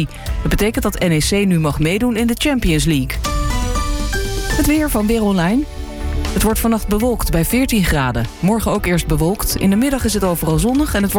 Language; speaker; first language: Dutch; native; Dutch